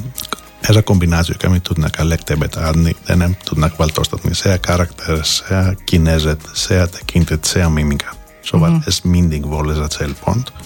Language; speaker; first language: Hungarian; non-native, fluent; Greek